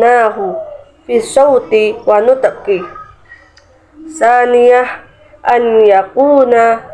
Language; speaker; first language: Arabic; non-native, learner; Indonesian